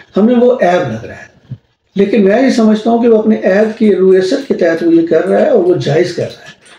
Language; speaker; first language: Urdu; non-native, local second language; Punjabi